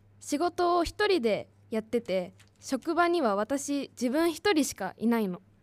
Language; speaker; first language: Japanese; native; Japanese